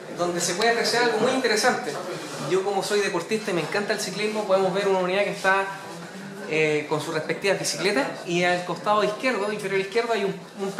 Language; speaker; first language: Spanish; native; Spanish